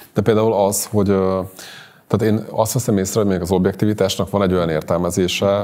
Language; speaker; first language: Hungarian; native; Hungarian